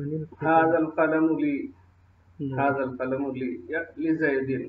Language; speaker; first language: Arabic; non-native, fluent; Urdu